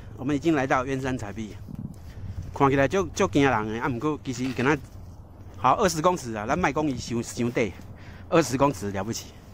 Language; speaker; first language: Chinese; native; Chinese